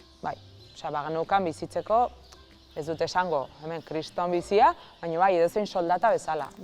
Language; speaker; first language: Basque; native; Basque